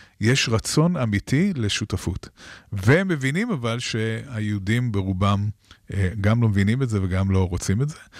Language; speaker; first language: Hebrew; native; Hebrew